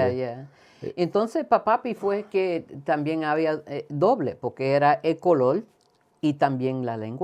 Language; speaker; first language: Spanish; early bilingual, heritage; Spanish